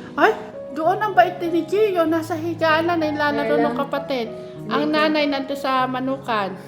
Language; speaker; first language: Filipino; native; Filipino